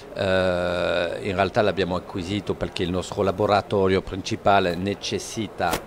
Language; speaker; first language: Italian; non-native, fluent; French